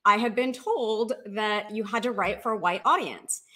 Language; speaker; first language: English; native; English